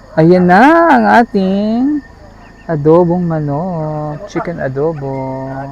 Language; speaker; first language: Filipino; native; Filipino